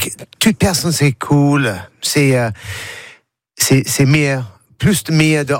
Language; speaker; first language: French; non-native, learner; English